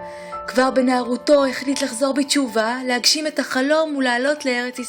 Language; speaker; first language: Hebrew; native; Hebrew